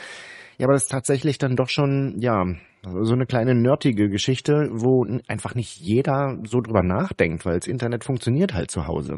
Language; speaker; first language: German; native; German